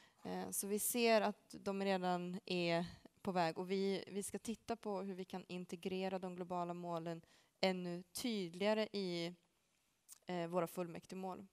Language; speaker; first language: Swedish; native; Swedish